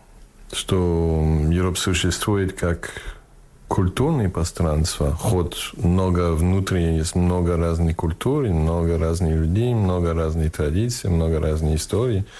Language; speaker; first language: Russian; non-native, fluent; English